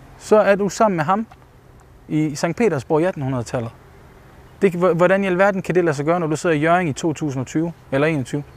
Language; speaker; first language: Danish; early bilingual, other home language; Bosnian